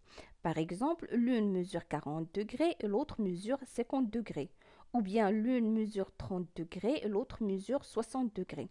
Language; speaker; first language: French; non-native, local second language; Arabic